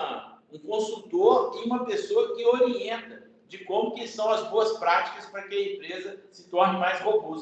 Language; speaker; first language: Portuguese; native; Portuguese